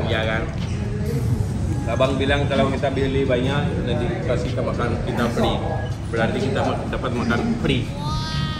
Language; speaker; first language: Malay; non-native, learner; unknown